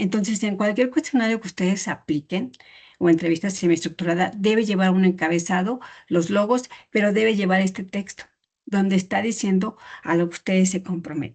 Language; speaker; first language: Spanish; native; Spanish